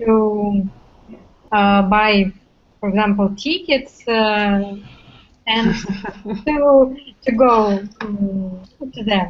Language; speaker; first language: English; non-native, learner; Russian